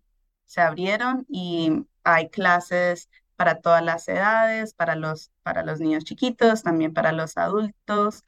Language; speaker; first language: Spanish; early bilingual, heritage; Spanish